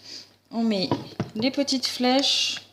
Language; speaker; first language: French; native; French